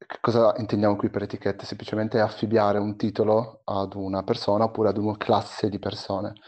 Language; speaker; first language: Italian; early bilingual, other home language; Arabic